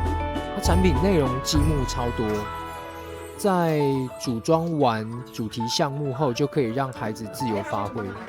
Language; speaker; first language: Chinese; native; Chinese